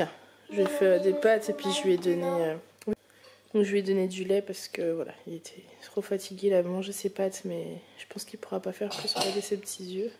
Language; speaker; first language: French; native; French